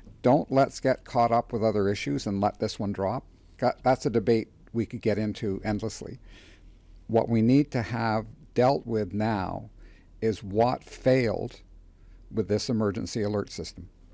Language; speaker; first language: English; native; English